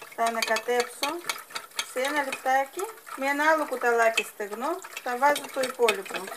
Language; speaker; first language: Greek; non-native, fluent; Russian